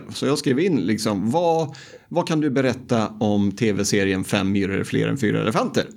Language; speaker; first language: Swedish; native; Swedish